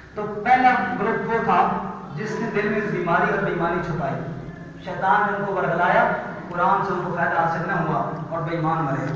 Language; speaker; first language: Urdu; non-native, local second language; Punjabi